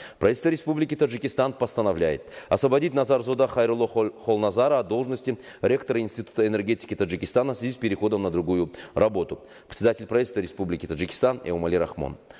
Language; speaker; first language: Russian; non-native, local second language; Tajik